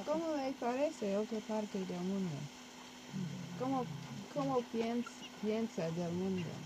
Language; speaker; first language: Spanish; non-native, learner; English